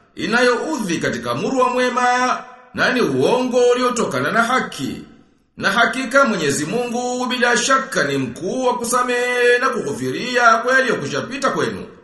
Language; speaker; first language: Swahili; native; Swahili